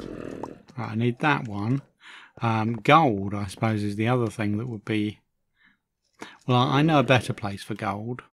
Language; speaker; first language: English; native; English